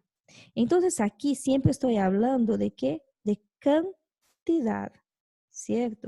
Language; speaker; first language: Spanish; non-native, fluent; Portuguese